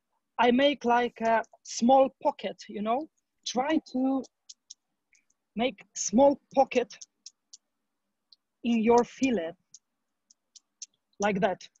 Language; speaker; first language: English; non-native, learner; Ukrainian